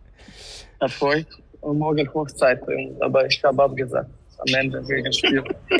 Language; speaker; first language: German; non-native, fluent; Serbian